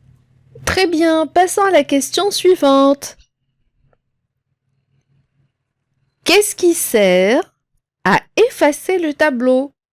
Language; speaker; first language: French; non-native, local second language; Arabic